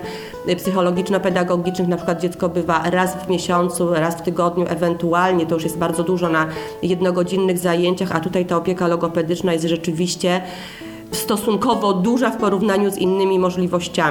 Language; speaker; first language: Polish; native; Polish